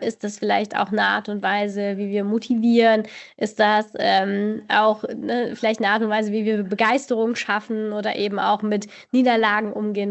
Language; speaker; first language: German; native; German